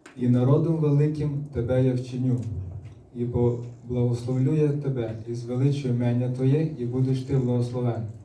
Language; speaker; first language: Ukrainian; native; Ukrainian